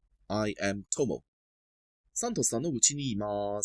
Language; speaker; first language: Japanese; non-native, fluent; Cantonese